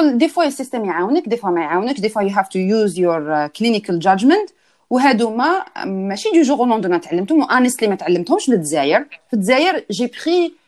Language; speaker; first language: French; non-native, local second language; Arabic